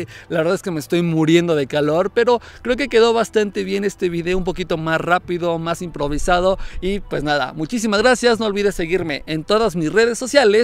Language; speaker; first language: Spanish; native; Spanish